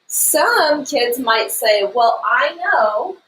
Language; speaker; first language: English; native; English